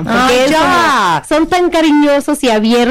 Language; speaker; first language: Spanish; non-native, fluent; Swedish